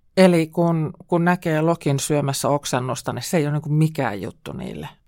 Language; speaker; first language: Finnish; native; Finnish